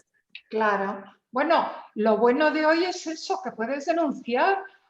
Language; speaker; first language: Spanish; native; Spanish